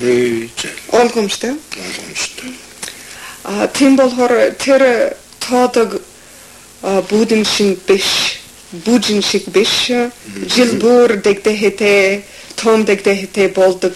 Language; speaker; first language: Mongolian; non-native, fluent; English